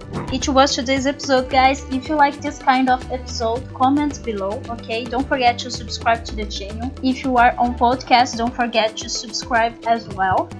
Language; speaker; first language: English; non-native, fluent; Portuguese